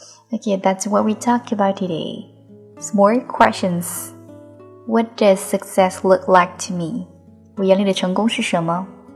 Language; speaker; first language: English; non-native, fluent; Chinese